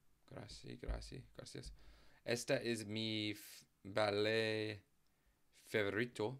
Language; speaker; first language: Spanish; non-native, learner; English